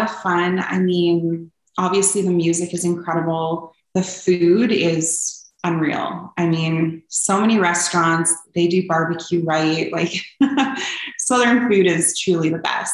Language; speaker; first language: English; native; English